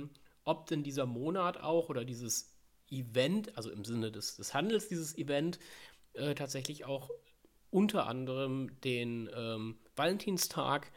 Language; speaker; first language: German; native; German